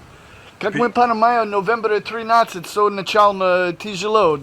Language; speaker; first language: Russian; non-native, learner; English